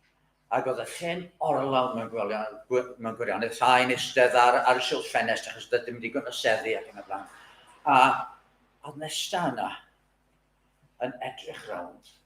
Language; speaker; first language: Welsh; native; Welsh